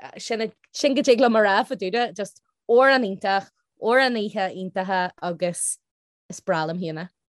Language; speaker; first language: Irish; non-native, local second language; English